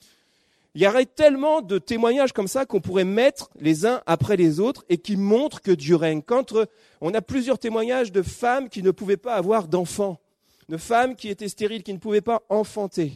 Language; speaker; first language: French; native; French